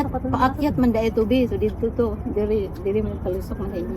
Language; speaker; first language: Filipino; non-native, local second language; Cebuano